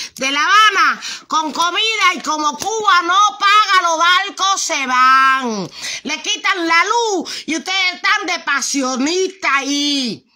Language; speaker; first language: Spanish; native; Spanish